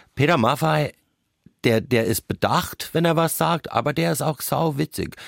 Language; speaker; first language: German; non-native, fluent; English